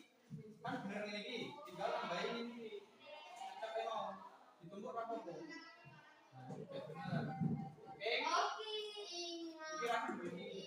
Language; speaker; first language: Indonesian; non-native, local second language; Javanese